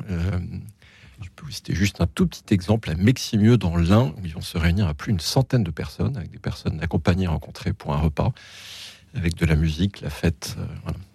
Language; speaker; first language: French; native; French